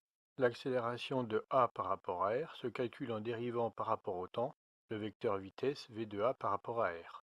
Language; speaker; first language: French; native; French